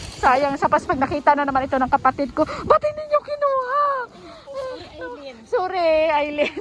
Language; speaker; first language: Filipino; native; Filipino